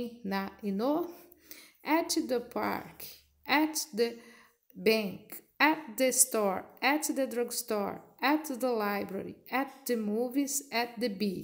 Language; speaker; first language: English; non-native, fluent; Portuguese